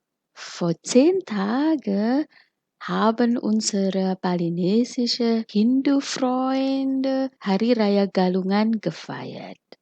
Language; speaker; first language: German; non-native, fluent; Indonesian